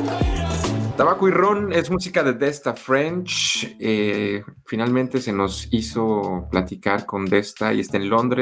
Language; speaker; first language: Spanish; native; Spanish